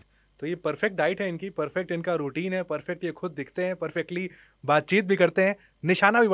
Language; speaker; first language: Hindi; native; Hindi